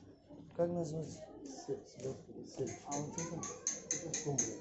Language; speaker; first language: Russian; non-native, fluent; Tajik